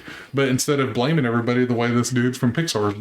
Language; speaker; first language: English; native; English